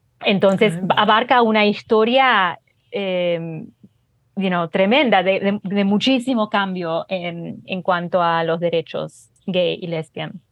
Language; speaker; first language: Spanish; early bilingual, heritage; Spanish